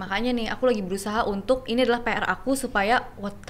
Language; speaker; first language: Indonesian; native; Indonesian